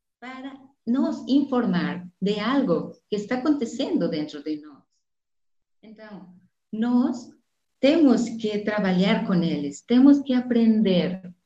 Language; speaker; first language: Spanish; non-native, fluent; Portuguese